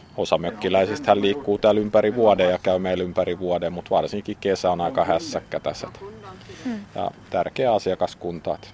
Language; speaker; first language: Finnish; native; Finnish